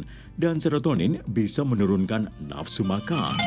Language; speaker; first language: Indonesian; native; Indonesian